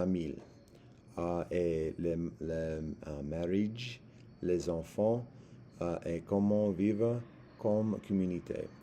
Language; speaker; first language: French; non-native, learner; English